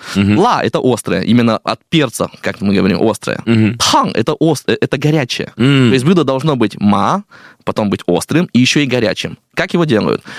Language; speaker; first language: Russian; non-native, fluent; Chinese